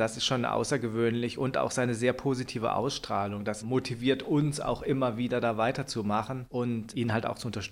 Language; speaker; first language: German; native; German